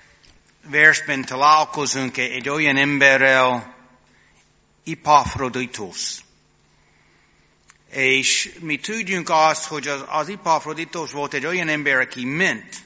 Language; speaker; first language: Hungarian; non-native, fluent; English